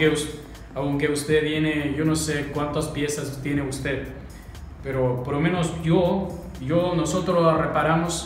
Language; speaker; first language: Spanish; non-native, learner; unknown